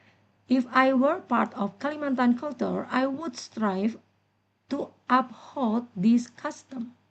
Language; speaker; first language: English; non-native, learner; Indonesian